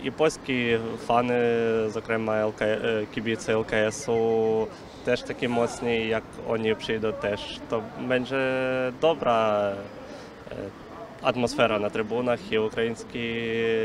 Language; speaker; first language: Polish; non-native, learner; Ukrainian